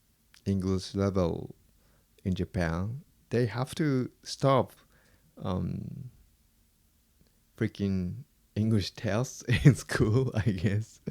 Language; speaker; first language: English; non-native, fluent; Japanese